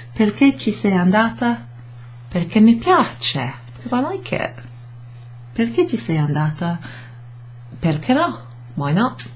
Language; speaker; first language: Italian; non-native, fluent; English